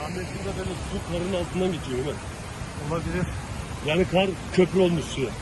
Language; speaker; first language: Turkish; early bilingual, heritage; Turkish